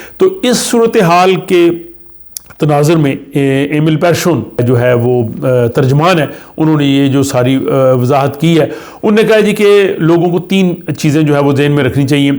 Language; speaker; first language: Urdu; native; Urdu